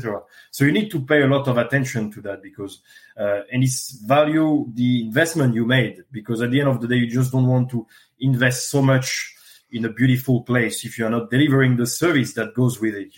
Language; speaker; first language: English; non-native, fluent; French